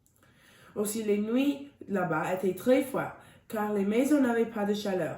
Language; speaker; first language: French; non-native, learner; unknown